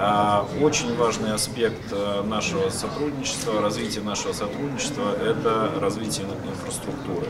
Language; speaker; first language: Russian; native; Russian